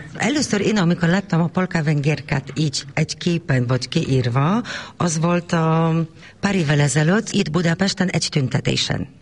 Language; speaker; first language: Hungarian; non-native, fluent; Polish